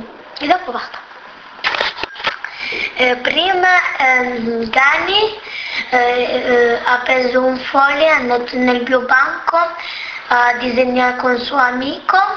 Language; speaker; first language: Italian; non-native, local second language; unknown